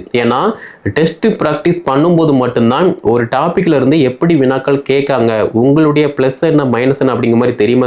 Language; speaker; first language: Tamil; native; Tamil